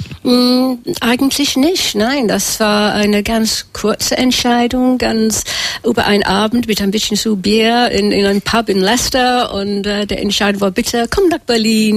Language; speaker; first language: German; non-native, fluent; English